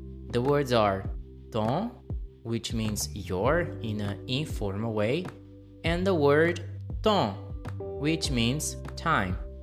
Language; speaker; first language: English; non-native, fluent; Portuguese